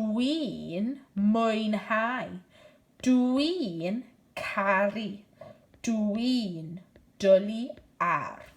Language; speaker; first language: Welsh; non-native, local second language; English